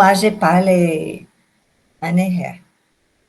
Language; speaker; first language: French; non-native, learner; Portuguese